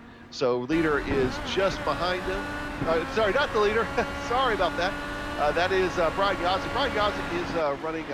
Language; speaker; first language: English; native; English